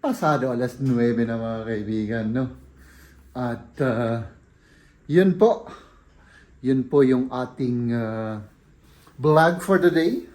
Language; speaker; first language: Filipino; native; Filipino